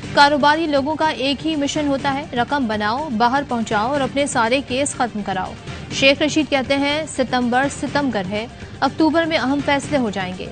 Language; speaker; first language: Urdu; native; Urdu